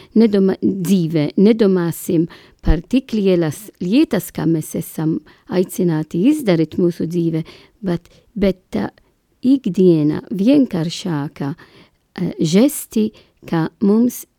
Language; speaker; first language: Latvian; non-native, learner; Italian